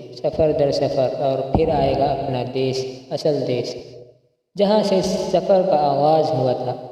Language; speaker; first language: Urdu; non-native, local second language; Punjabi